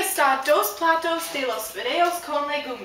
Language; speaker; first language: Spanish; non-native, learner; English